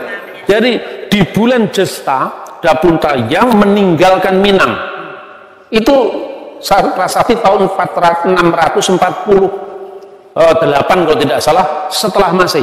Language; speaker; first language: Indonesian; native; Indonesian